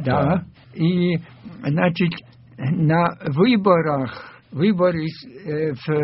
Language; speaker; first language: Russian; non-native, fluent; German